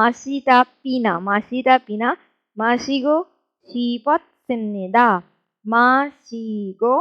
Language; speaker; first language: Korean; non-native, fluent; Urdu